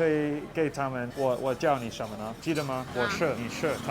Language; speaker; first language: Chinese; non-native, learner; English